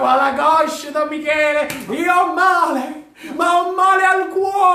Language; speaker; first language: Italian; native; Italian